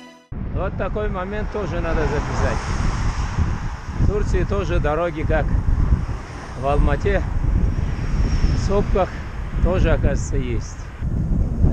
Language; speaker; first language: Russian; non-native, local second language; Uzbek